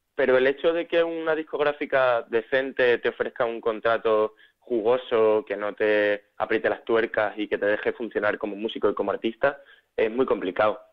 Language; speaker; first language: Spanish; native; Spanish